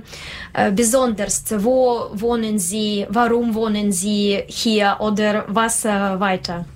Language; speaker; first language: German; non-native, learner; Russian